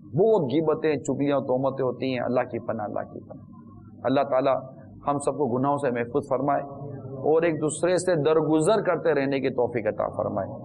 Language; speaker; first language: Urdu; native; Urdu